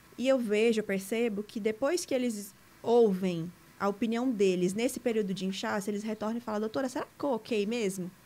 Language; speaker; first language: Portuguese; native; Portuguese